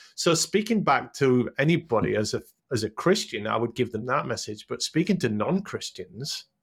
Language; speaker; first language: English; native; English